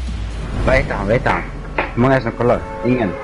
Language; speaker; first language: Swedish; early bilingual, other home language; Turkish